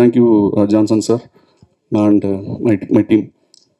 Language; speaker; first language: Tamil; native; Tamil